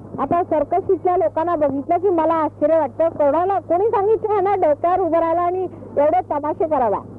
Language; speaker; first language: Marathi; native; Marathi